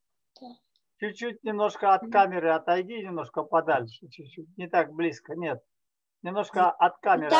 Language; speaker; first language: Russian; native; Russian